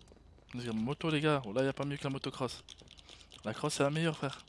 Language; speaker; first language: French; native; French